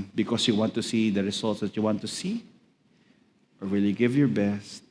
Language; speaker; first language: English; non-native, local second language; Filipino